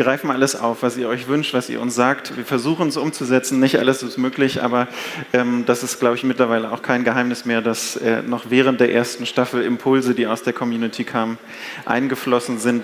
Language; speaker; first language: German; native; German